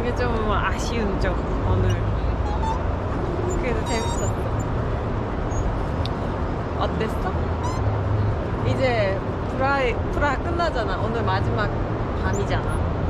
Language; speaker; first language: Korean; non-native, fluent; Japanese